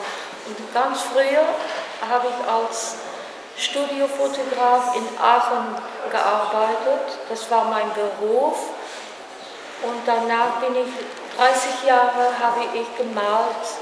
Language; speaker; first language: German; non-native, learner; Dutch